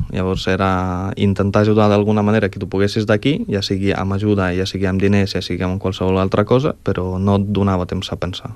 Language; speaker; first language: Catalan; early bilingual, other home language; Ukrainian